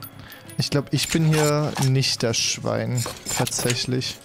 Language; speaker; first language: German; native; German